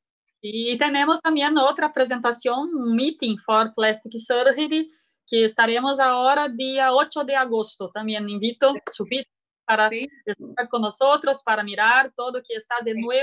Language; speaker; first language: Spanish; non-native, learner; Portuguese